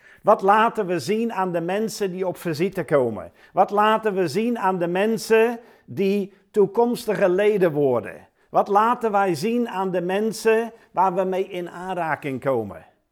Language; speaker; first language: Dutch; native; Dutch